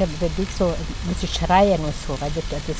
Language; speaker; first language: German; non-native, learner; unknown